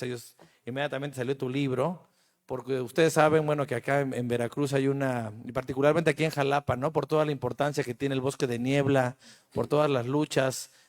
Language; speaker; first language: Spanish; native; Spanish